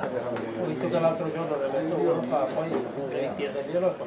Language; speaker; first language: Italian; native; Italian